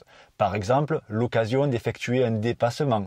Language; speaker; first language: French; native; French